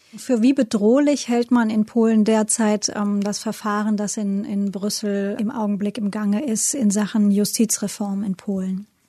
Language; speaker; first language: German; early bilingual, other home language; Turkish